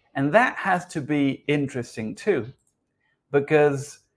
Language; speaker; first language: English; non-native, fluent; Spanish